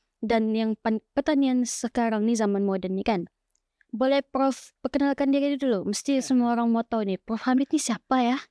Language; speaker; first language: Malay; native; Malay